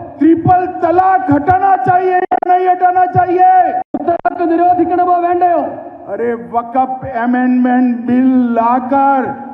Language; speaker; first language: Hindi; non-native, local second language; Gujarati